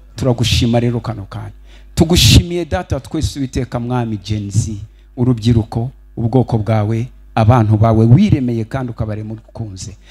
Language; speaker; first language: Kinyarwanda; early bilingual, heritage; Kinyarwanda